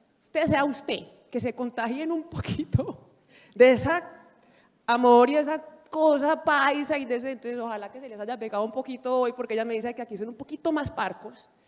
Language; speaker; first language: Spanish; native; Spanish